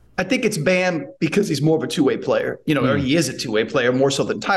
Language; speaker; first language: English; native; English